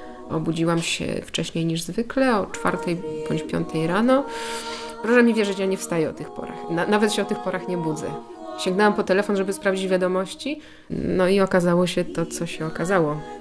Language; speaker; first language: Polish; native; Polish